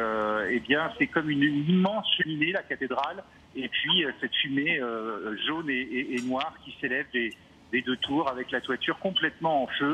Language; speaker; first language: French; native; French